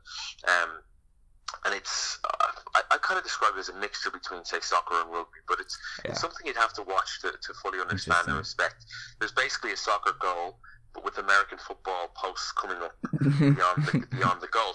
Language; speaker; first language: English; native; English